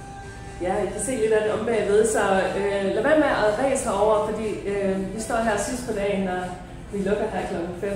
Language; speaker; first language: Danish; native; Danish